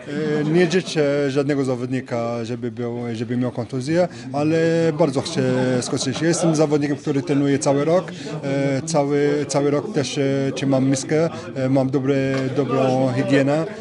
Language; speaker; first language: Polish; non-native, fluent; French